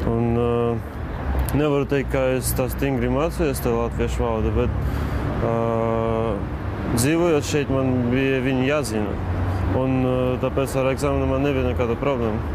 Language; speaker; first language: Latvian; non-native, local second language; Russian